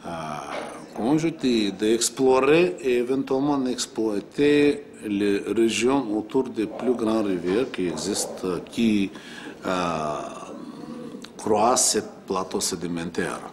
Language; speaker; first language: French; non-native, fluent; Bulgarian